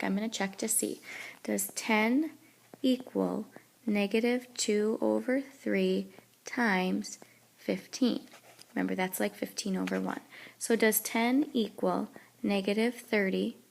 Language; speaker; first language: English; native; English